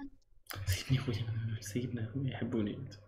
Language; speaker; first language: Arabic; native; Arabic